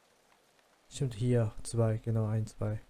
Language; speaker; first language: German; non-native, learner; Japanese